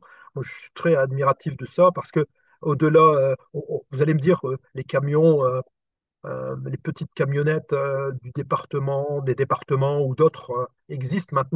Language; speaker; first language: French; native; French